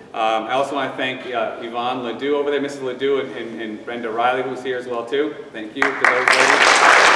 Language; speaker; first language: English; native; English